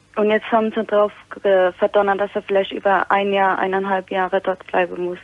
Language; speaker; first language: German; early bilingual, other home language; Italian